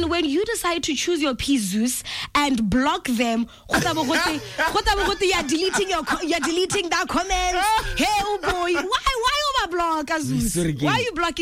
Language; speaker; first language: English; non-native, local second language; Tswana